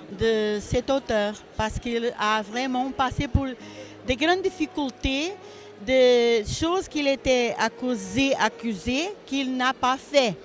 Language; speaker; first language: French; non-native, learner; Portuguese